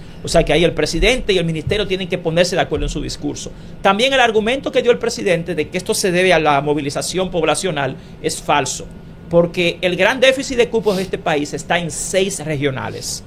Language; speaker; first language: Spanish; native; Spanish